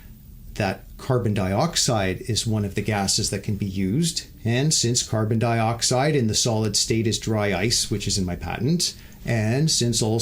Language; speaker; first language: English; native; English